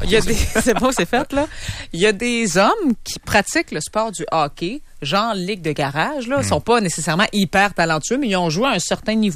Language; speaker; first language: French; native; French